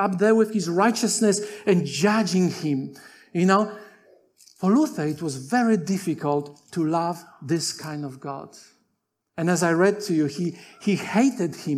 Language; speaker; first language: English; non-native, fluent; Polish